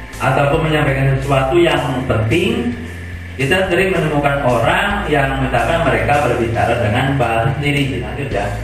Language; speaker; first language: Indonesian; non-native, local second language; Sundanese